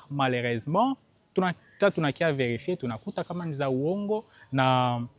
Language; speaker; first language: Swahili; native; Swahili